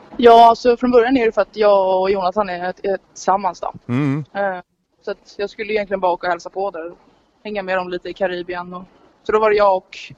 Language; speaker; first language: Swedish; native; Swedish